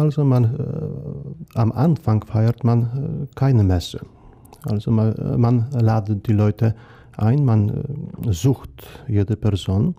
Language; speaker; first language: German; non-native, fluent; Polish